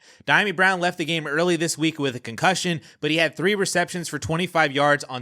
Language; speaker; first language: English; native; English